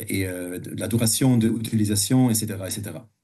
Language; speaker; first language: French; non-native, fluent; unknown